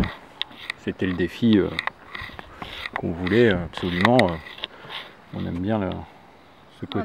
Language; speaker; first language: French; native; French